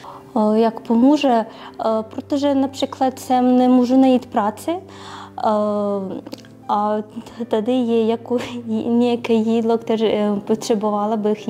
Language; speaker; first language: Czech; non-native, learner; Ukrainian